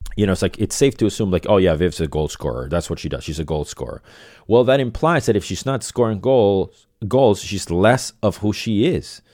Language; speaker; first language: English; non-native, fluent; Spanish